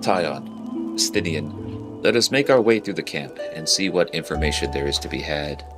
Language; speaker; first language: English; native; English